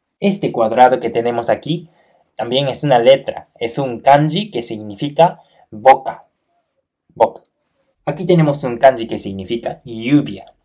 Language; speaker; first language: Spanish; non-native, fluent; Japanese